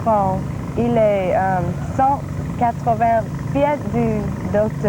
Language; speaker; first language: French; non-native, learner; English